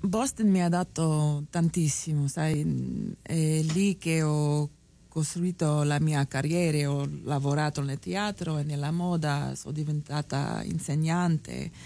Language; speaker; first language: Italian; early bilingual, heritage; Italian